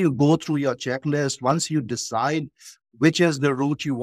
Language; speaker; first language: English; non-native, local second language; Bangla